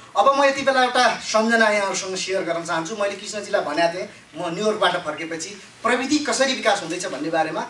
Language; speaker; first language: Nepali; native; Nepali